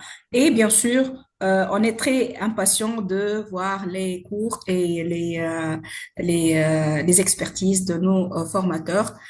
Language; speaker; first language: French; non-native, local second language; Arabic